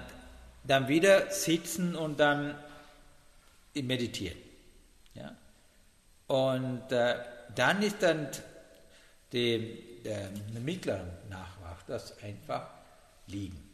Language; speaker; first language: German; non-native, learner; Sinhala